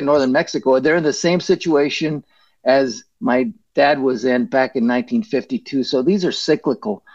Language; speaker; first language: English; early bilingual, other home language; Spanish